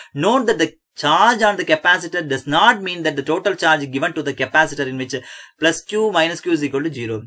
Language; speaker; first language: English; non-native, local second language; Tamil